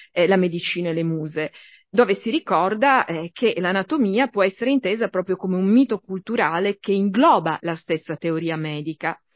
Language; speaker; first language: Italian; native; Italian